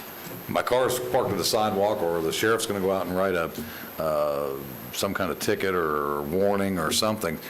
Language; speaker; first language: English; native; English